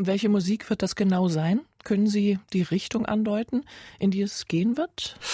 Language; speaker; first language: German; native; German